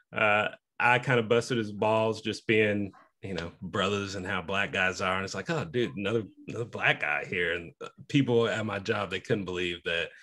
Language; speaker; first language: English; native; English